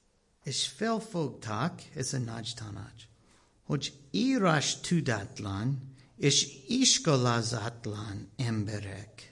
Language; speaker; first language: Hungarian; non-native, learner; English